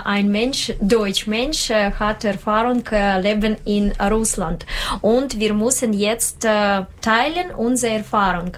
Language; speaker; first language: German; non-native, learner; Russian